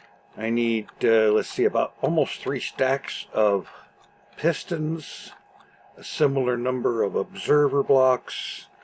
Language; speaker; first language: English; native; English